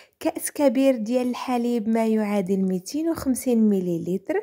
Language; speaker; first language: Arabic; native; Arabic